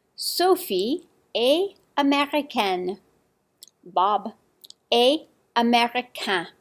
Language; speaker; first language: French; non-native, fluent; English